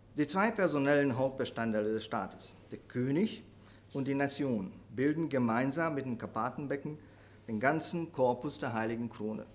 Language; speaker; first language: German; non-native, fluent; Hungarian